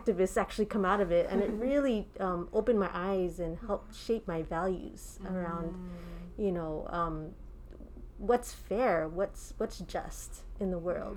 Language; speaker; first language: English; native; English